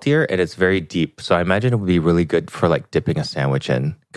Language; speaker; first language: English; native; English